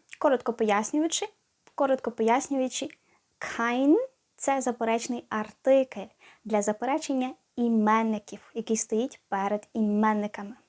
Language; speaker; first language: Ukrainian; native; Ukrainian